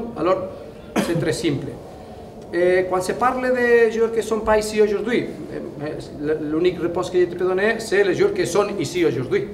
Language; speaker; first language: French; non-native, fluent; Spanish